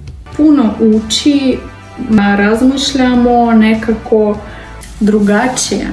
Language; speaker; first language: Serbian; non-native, learner; Russian